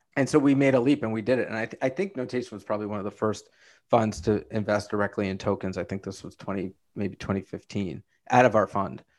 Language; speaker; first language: English; native; English